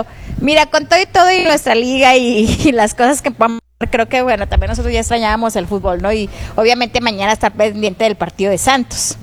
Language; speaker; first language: Spanish; native; Spanish